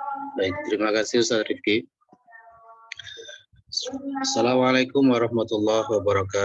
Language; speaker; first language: Indonesian; native; Indonesian